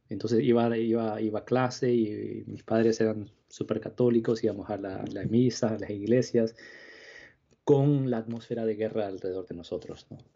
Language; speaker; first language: Spanish; native; Spanish